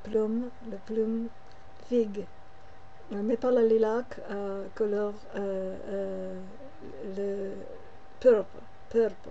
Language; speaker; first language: French; non-native, learner; English